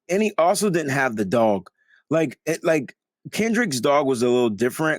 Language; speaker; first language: English; native; English